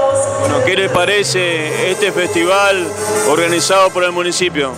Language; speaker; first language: Spanish; native; Spanish